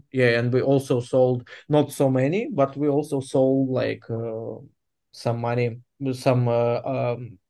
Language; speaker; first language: English; non-native, fluent; Ukrainian